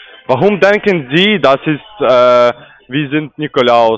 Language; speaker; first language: German; non-native, learner; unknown